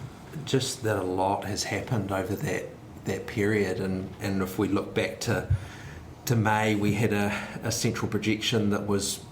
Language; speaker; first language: English; native; English